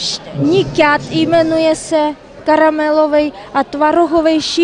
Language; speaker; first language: Czech; non-native, fluent; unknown